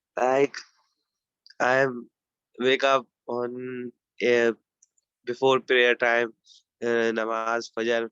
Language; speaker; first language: English; non-native, learner; Urdu